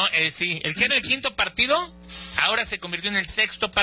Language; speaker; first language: Spanish; native; Spanish